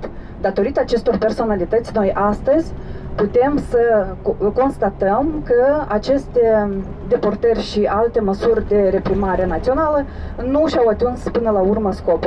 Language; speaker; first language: Romanian; native; Romanian